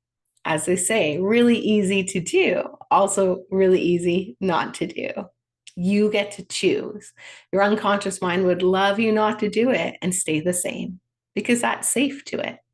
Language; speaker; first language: English; native; English